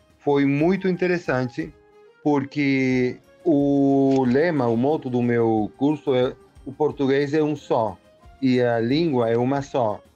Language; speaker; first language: Portuguese; non-native, fluent; Spanish